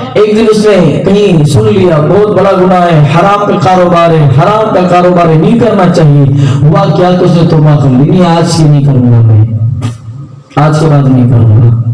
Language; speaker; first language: Urdu; non-native, local second language; Gujarati